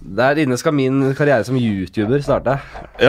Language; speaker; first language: Norwegian; native; Norwegian